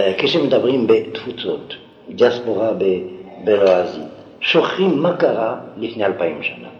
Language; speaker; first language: Hebrew; non-native, fluent; French